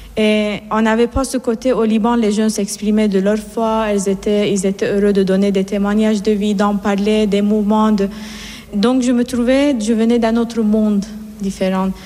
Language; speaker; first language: French; non-native, fluent; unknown